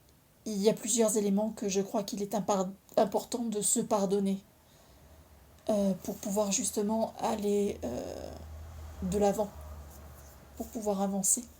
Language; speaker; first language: French; native; French